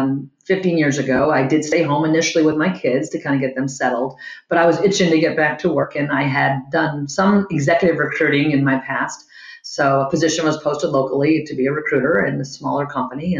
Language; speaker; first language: English; native; English